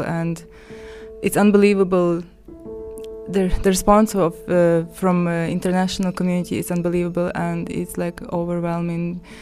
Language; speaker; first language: English; non-native, fluent; Ukrainian